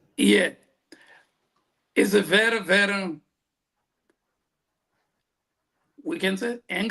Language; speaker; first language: English; non-native, local second language; Portuguese